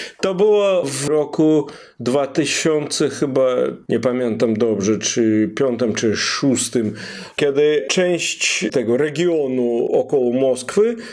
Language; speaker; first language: Polish; non-native, fluent; Russian